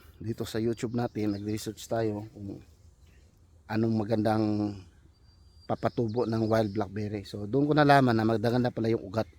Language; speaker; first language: Filipino; non-native, local second language; Cebuano